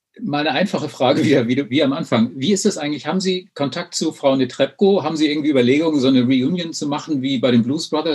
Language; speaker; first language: German; native; German